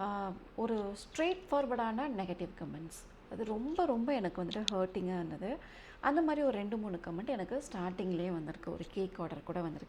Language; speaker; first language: Tamil; native; Tamil